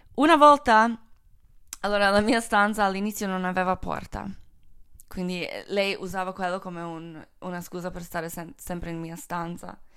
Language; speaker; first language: Italian; non-native, fluent; Croatian